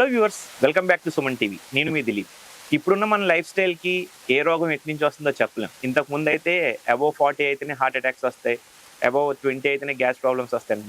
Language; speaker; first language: Telugu; native; Telugu